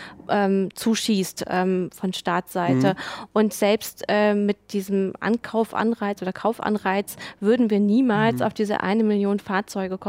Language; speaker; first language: German; native; German